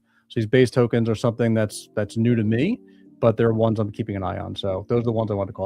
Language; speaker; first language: English; native; English